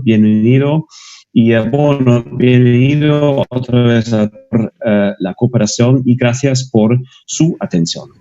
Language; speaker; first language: Spanish; non-native, fluent; German